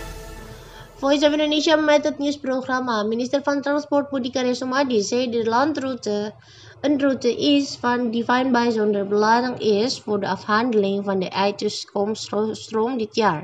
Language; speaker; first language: Dutch; non-native, fluent; Indonesian